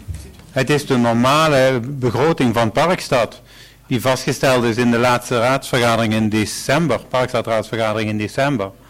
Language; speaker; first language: Dutch; native; Dutch